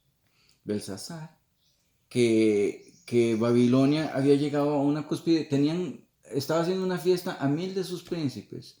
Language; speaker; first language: Spanish; native; Spanish